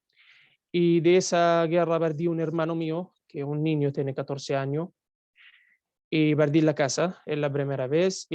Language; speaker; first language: Spanish; non-native, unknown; Arabic